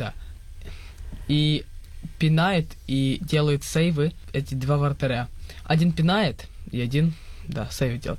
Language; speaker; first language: Russian; early bilingual, heritage; Russian